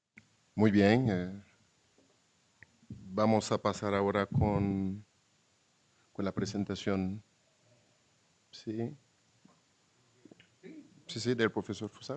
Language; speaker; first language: Spanish; non-native, fluent; Haitian Creole